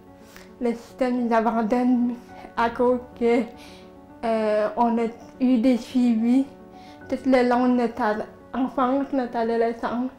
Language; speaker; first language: French; native; French